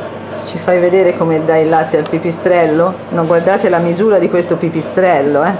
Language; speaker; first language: Italian; native; Italian